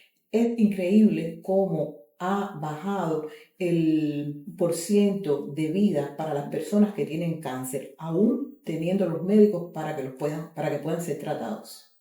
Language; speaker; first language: Spanish; native; Spanish